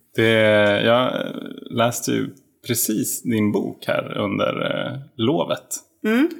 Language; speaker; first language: Swedish; native; Swedish